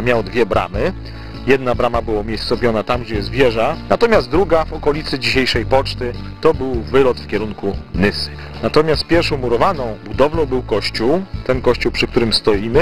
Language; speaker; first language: Polish; native; Polish